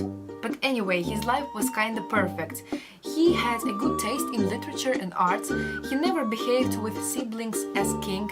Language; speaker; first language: English; non-native, learner; Russian